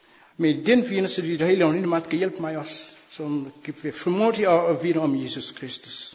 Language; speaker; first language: Danish; non-native, fluent; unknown